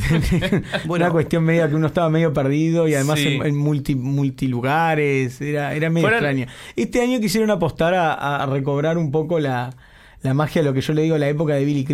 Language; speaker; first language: Spanish; native; Spanish